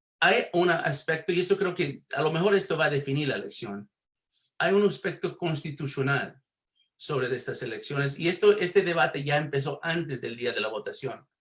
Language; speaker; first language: Spanish; early bilingual, heritage; Spanish